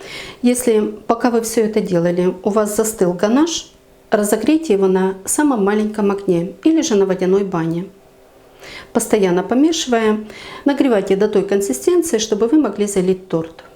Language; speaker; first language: Russian; native; Russian